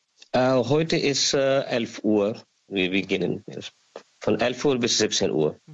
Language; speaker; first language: German; non-native, learner; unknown